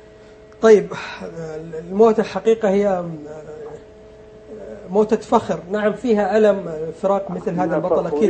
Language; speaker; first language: Arabic; native; Arabic